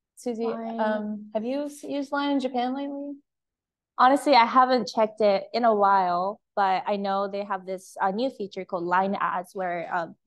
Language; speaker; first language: English; early bilingual, other home language; Japanese